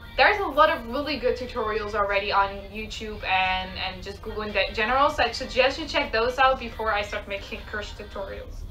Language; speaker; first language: English; non-native, fluent; Dutch